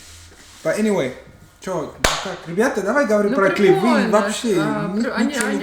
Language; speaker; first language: Russian; non-native, fluent; English